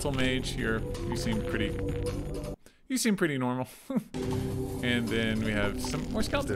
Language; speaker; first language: English; native; English